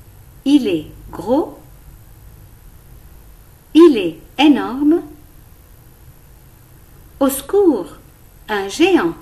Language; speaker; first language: French; non-native, local second language; Arabic